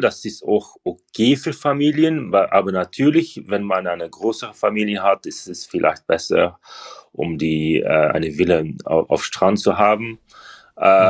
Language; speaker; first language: German; non-native, learner; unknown